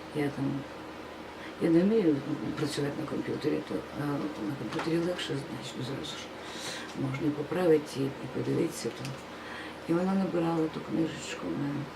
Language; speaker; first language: Ukrainian; non-native, local second language; Russian